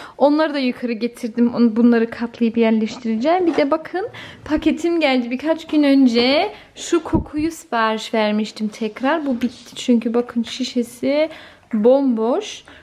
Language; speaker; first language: Turkish; early bilingual, heritage; Turkish